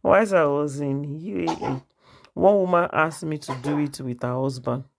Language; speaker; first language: English; non-native, local second language; Yoruba